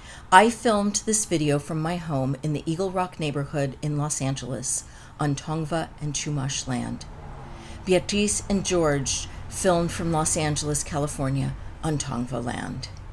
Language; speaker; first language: English; native; English